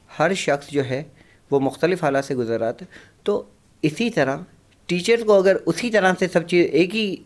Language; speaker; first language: Urdu; native; Urdu